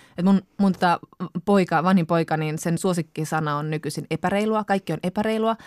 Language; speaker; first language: Finnish; native; Finnish